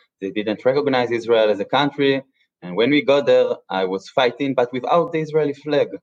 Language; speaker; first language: English; non-native, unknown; Hebrew